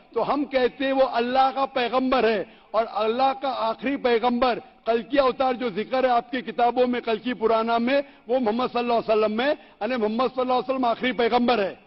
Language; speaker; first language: Hindi; non-native, local second language; Konkani